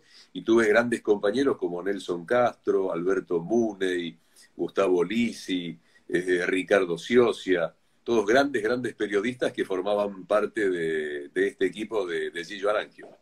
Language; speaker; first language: Spanish; native; Spanish